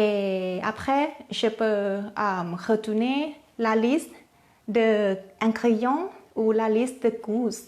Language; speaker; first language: French; non-native, learner; Thai